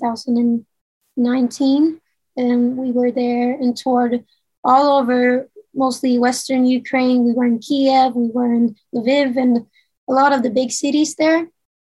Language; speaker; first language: English; non-native, fluent; Swedish